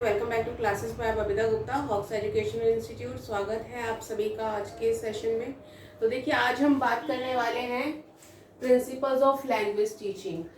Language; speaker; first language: Hindi; native; Hindi